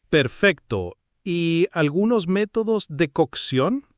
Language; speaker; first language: Spanish; non-native, fluent; English